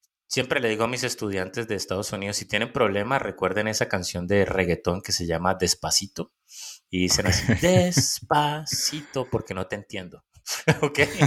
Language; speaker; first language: Spanish; native; Spanish